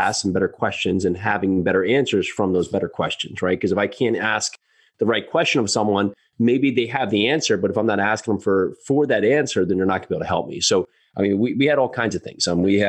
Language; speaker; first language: English; native; English